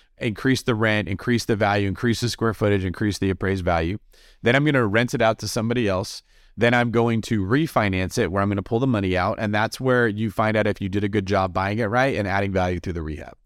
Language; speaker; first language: English; native; English